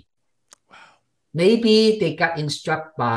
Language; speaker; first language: English; non-native, fluent; Vietnamese